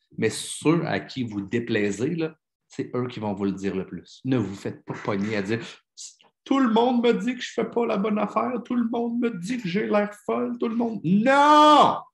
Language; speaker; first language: French; native; French